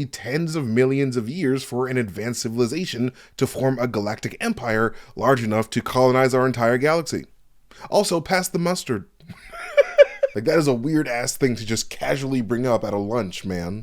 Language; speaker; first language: English; native; English